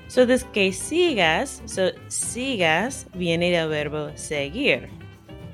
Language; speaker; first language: Spanish; non-native, fluent; English